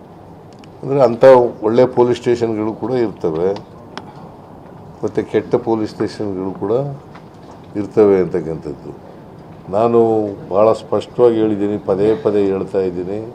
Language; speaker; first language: Kannada; native; Kannada